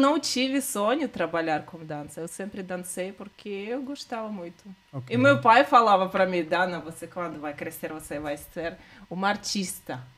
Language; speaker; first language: Portuguese; non-native, learner; Russian